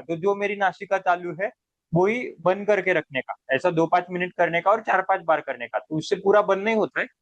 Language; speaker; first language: Hindi; non-native, local second language; Marathi